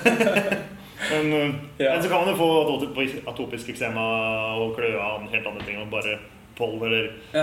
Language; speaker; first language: Norwegian; native; Norwegian